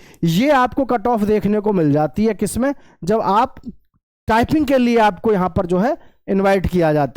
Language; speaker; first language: Hindi; native; Hindi